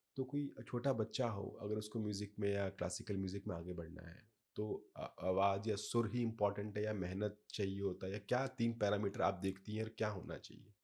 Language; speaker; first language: Hindi; native; Hindi